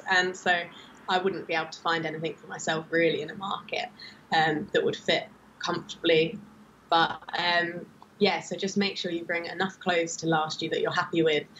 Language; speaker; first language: English; native; English